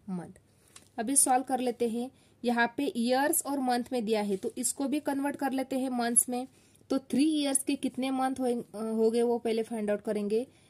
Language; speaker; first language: Hindi; non-native, local second language; Marathi